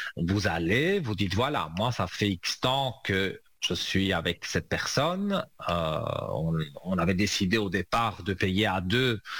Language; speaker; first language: French; native; French